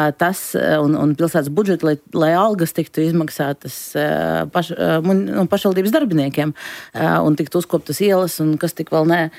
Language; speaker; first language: Latvian; non-native, local second language; Russian